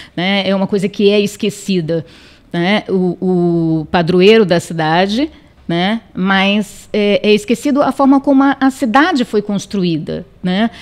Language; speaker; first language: Portuguese; non-native, local second language; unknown